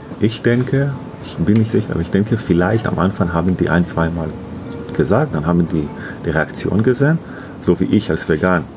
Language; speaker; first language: German; non-native, learner; Hebrew